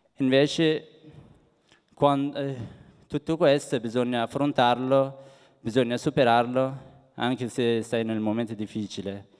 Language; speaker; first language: Italian; non-native, fluent; Persian